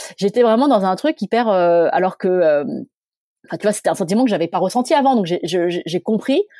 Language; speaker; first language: French; early bilingual, other home language; Chinese